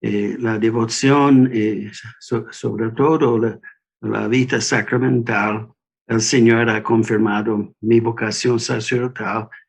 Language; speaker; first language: Spanish; non-native, learner; English